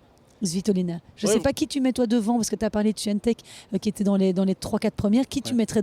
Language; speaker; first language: French; native; French